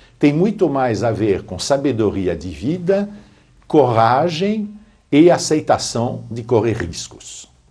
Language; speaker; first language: Portuguese; non-native, fluent; French